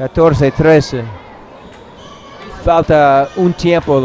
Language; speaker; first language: Spanish; non-native, learner; English